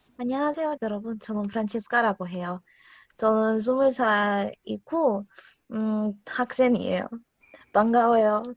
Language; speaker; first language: Korean; non-native, learner; Spanish